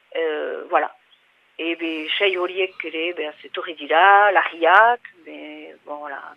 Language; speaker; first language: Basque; native; Basque